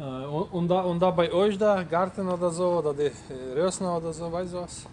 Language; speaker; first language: German; non-native, learner; Polish